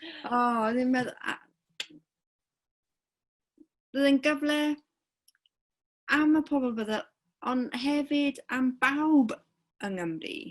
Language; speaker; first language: Welsh; non-native, fluent; English